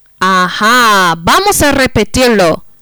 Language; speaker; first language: Spanish; non-native, fluent; English